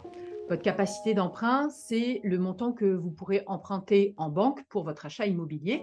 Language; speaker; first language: French; native; French